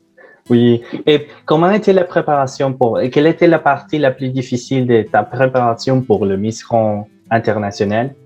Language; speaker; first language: French; non-native, fluent; Spanish